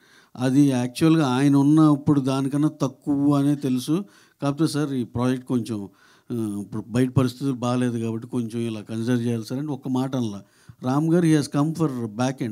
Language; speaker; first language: Telugu; native; Telugu